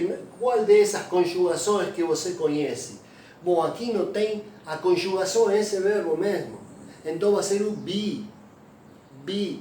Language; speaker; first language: Portuguese; non-native, fluent; Spanish